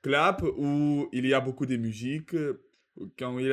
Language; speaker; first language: French; non-native, learner; Russian